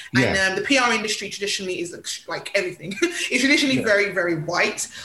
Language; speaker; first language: English; native; English